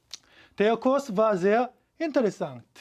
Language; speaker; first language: German; non-native, fluent; Korean